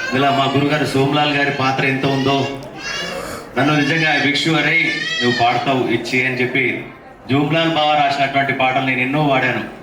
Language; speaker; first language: Telugu; non-native, local second language; Lambadi